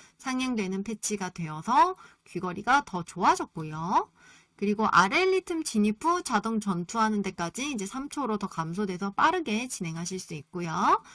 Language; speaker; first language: Korean; native; Korean